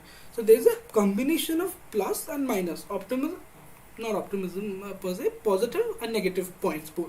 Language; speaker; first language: English; non-native, local second language; Hindi